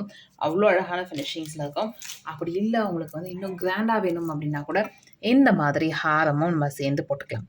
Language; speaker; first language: Tamil; native; Tamil